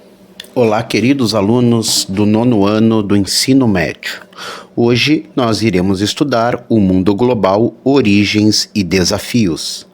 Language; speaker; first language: Portuguese; native; Portuguese